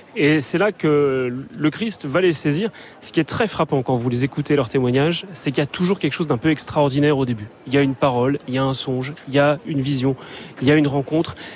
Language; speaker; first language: French; native; French